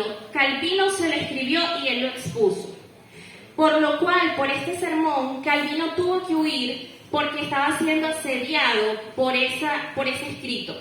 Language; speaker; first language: Spanish; native; Spanish